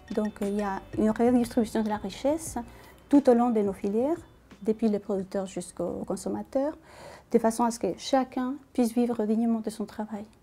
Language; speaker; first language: French; non-native, fluent; Spanish